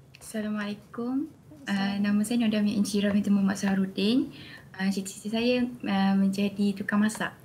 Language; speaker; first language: Malay; native; Malay